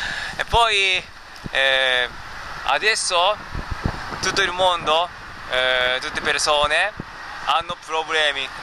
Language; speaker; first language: Italian; non-native, learner; Japanese